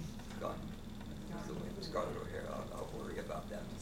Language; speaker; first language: English; native; English